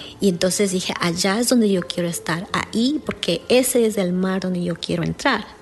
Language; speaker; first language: Spanish; native; Spanish